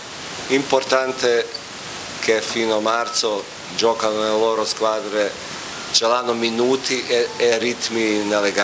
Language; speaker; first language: Italian; non-native, fluent; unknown